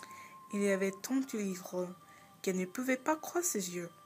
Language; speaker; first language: French; non-native, learner; English